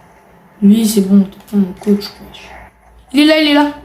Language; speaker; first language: French; native; French